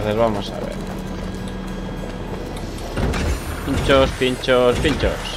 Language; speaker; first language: Spanish; native; Spanish